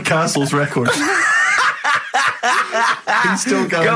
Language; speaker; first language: English; native; English